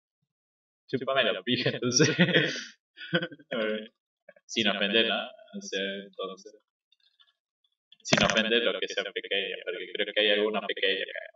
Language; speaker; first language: Spanish; native; Spanish